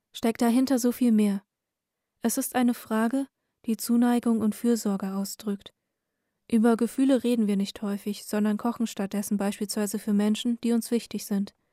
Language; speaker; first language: German; early bilingual, other home language; Vietnamese